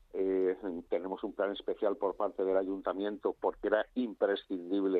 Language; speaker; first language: Spanish; native; Spanish